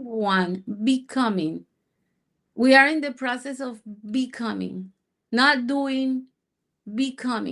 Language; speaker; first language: English; non-native, fluent; Spanish